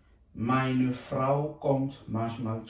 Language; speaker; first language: German; non-native, fluent; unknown